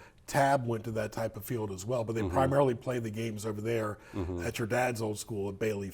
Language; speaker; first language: English; native; English